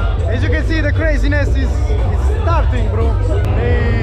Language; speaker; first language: English; non-native, fluent; Italian